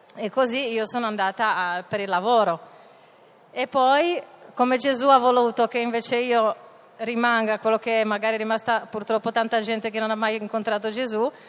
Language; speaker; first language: Italian; non-native, fluent; Czech